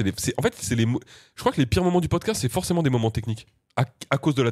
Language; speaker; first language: French; native; French